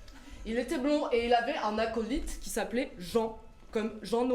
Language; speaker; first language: French; native; French